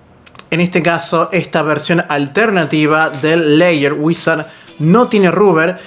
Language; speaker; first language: Spanish; native; Spanish